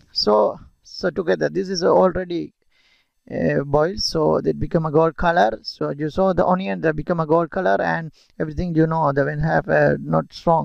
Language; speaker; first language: English; non-native, local second language; Tamil